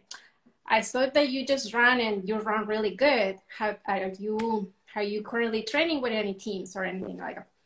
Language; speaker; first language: English; non-native, fluent; Spanish